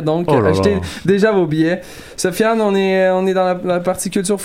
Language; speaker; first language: French; native; French